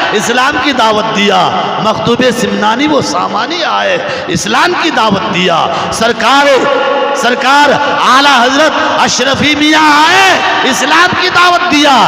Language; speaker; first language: Urdu; non-native, local second language; Bangla